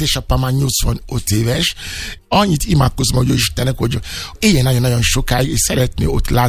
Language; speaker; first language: Hungarian; non-native, fluent; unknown